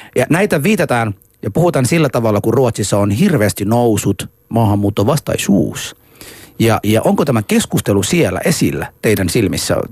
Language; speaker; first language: Finnish; early bilingual, heritage; Finnish